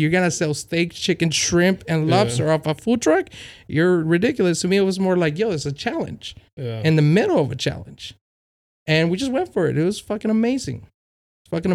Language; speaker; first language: English; non-native, fluent; Spanish